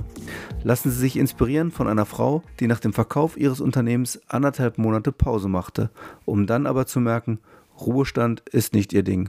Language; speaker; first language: German; native; German